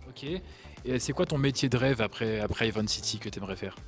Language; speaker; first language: French; native; French